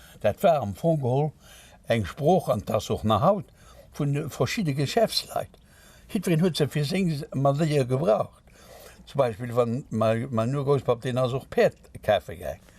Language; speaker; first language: Luxembourgish; native; Luxembourgish